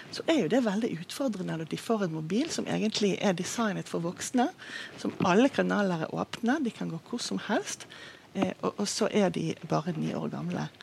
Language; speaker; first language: Norwegian; non-native, fluent; Hebrew